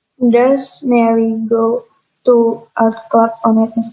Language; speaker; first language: English; non-native, learner; Indonesian